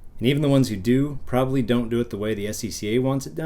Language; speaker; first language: English; native; English